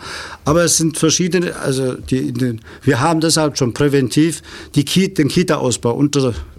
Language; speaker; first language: German; native; German